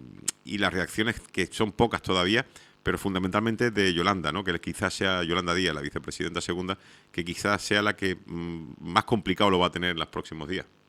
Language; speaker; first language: Spanish; native; Spanish